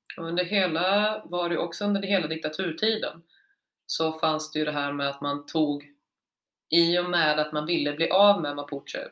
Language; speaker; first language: Swedish; native; Swedish